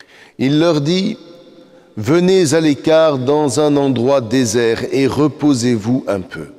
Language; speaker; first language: French; native; French